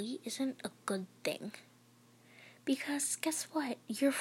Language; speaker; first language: English; native; English